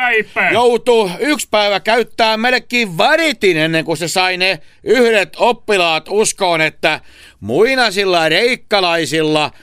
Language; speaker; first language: Finnish; native; Finnish